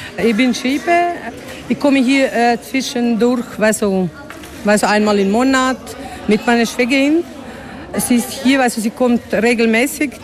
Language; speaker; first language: German; non-native, learner; Albanian